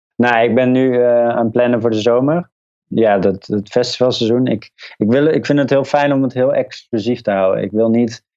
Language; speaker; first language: Dutch; native; Dutch